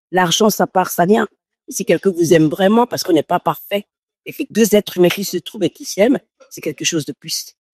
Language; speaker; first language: French; non-native, local second language; Fon